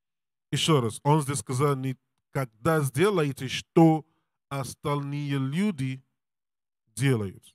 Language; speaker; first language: Russian; non-native, learner; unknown